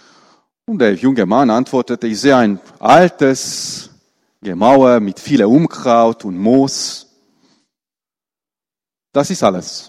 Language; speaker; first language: German; non-native, fluent; Romanian